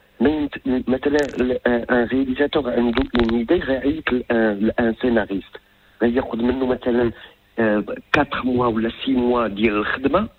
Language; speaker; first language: French; non-native, local second language; Arabic